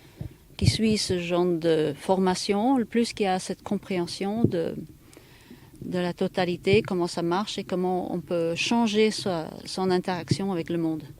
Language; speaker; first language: French; non-native, fluent; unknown